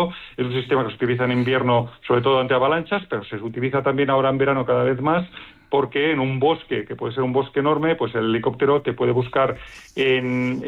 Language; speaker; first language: Spanish; native; Spanish